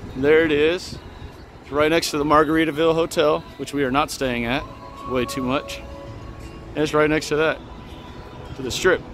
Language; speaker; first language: English; native; English